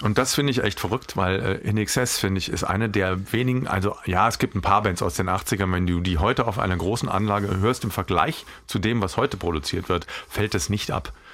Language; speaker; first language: German; native; German